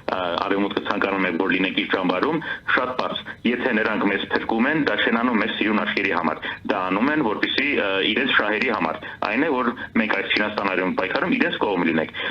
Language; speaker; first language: Armenian; early bilingual, heritage; Armenian